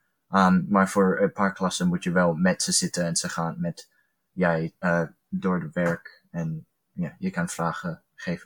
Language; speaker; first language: Dutch; early bilingual, heritage; Dutch